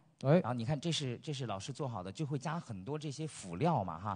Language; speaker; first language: Chinese; native; Chinese